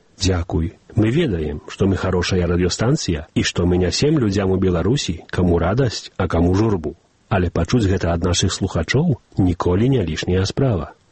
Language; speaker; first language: Belarusian; early bilingual, heritage; Belarusian